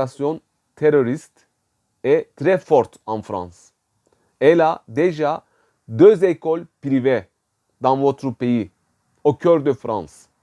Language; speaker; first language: French; non-native, fluent; Turkish